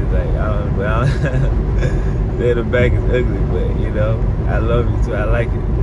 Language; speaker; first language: English; native; English